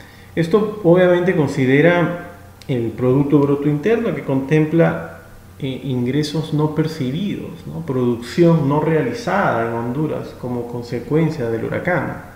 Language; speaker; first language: Spanish; native; Spanish